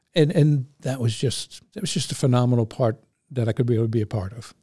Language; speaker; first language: English; native; English